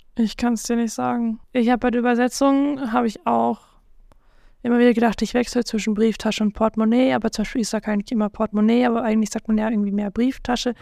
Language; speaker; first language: German; non-native, fluent; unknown